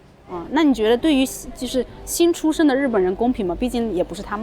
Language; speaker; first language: Chinese; native; Chinese